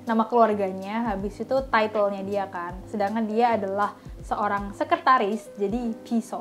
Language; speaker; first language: Indonesian; native; Indonesian